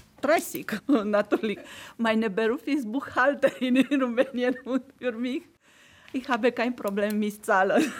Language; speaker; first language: German; non-native, learner; Romanian